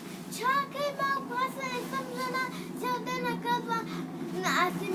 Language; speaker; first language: Bulgarian; early bilingual, heritage; Bulgarian